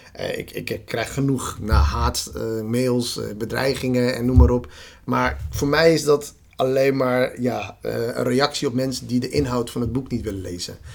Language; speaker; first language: Dutch; early bilingual, other home language; Somali